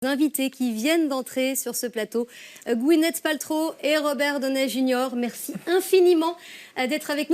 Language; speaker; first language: French; native; French